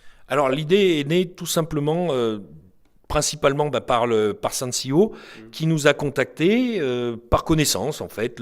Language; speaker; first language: French; native; French